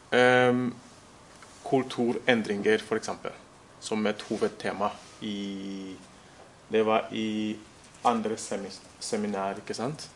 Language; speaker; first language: Norwegian; non-native, fluent; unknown